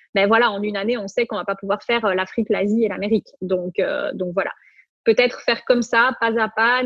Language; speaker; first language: French; native; French